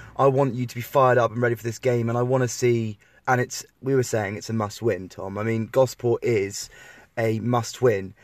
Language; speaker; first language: English; native; English